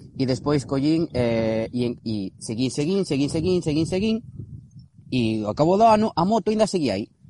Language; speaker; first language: Galician; native; Galician